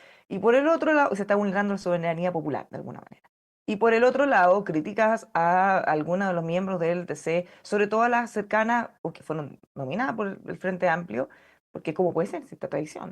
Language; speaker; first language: Spanish; native; Spanish